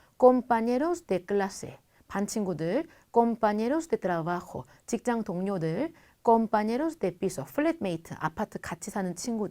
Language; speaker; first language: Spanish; non-native, fluent; Korean